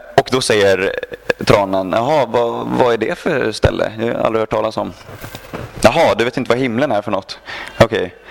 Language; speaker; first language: Swedish; native; Swedish